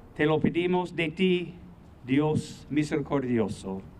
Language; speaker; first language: Spanish; non-native, fluent; English